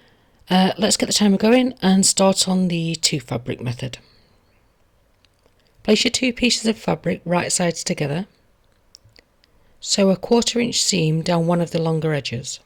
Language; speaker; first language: English; native; English